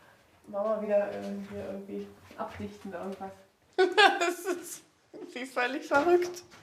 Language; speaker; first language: German; native; German